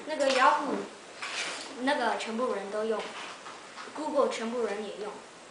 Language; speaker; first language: Chinese; early bilingual, heritage; Chinese